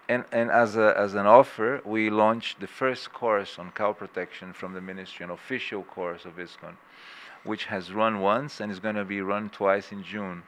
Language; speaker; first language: English; non-native, fluent; Portuguese